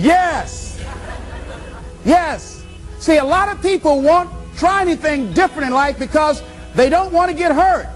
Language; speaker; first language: English; native; English